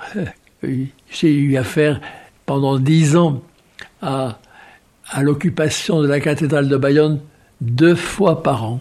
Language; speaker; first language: French; native; French